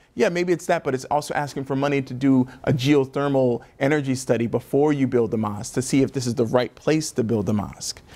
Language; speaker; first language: English; native; English